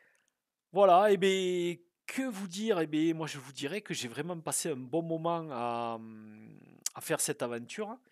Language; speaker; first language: French; native; French